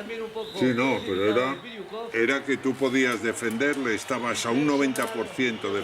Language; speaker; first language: Spanish; native; Spanish